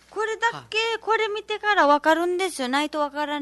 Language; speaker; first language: Japanese; non-native, learner; Nepali